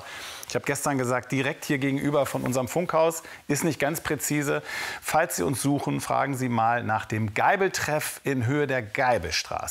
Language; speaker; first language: German; native; German